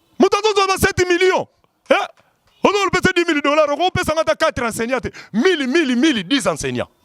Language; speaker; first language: Lingala; non-native, local second language; Kongo